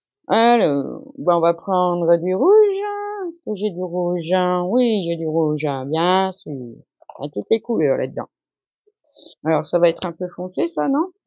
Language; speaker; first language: French; native; French